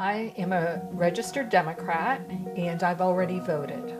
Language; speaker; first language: English; native; English